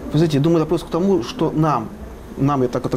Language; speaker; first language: Russian; native; Russian